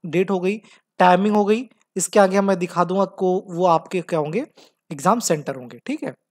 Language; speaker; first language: Hindi; native; Hindi